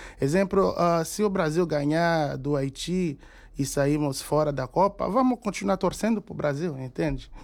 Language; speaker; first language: Portuguese; non-native, fluent; Haitian Creole